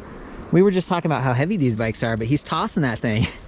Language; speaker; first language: English; native; English